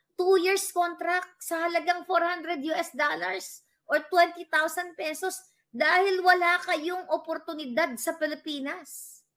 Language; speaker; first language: Filipino; non-native, local second language; Cebuano